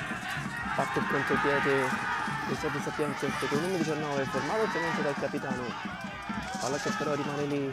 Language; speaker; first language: Italian; native; Italian